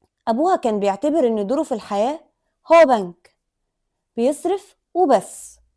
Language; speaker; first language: Arabic; native; Arabic